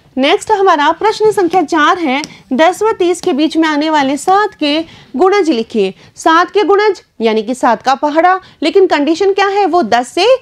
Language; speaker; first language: Hindi; native; Hindi